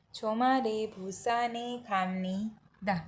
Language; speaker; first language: Korean; non-native, learner; Hindi